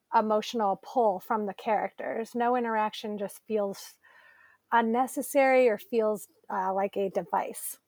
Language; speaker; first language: English; native; English